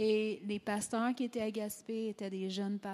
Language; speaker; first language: French; native; French